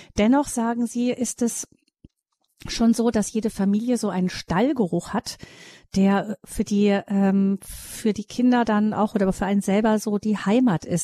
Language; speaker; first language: German; native; German